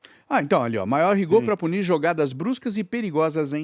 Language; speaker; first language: Portuguese; native; Portuguese